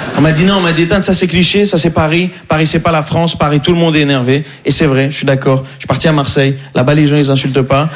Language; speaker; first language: French; native; French